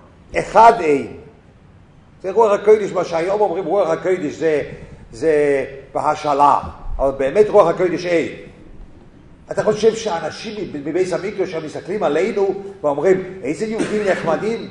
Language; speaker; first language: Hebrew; non-native, fluent; English